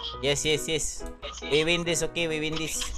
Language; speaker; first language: English; non-native, local second language; Filipino